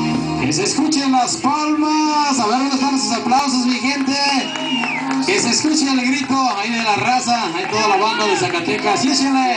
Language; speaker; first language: Spanish; native; Spanish